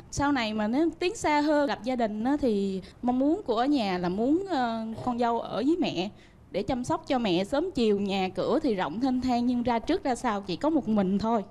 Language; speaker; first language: Vietnamese; native; Vietnamese